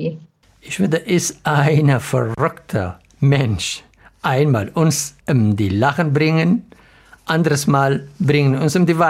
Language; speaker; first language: German; non-native, learner; Arabic